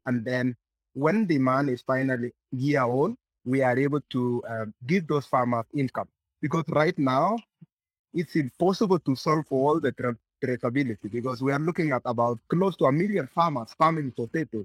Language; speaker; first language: English; non-native, local second language; Kikuyu